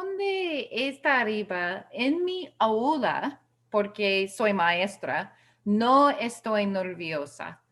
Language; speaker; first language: Spanish; non-native, learner; English